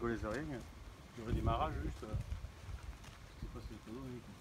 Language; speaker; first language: French; non-native, fluent; Spanish